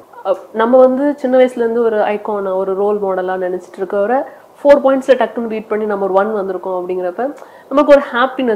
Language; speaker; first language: Tamil; native; Tamil